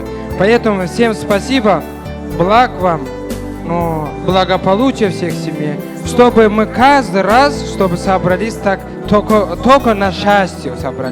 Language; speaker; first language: Russian; non-native, fluent; Turkmen